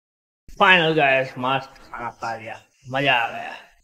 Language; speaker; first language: Hindi; native; Hindi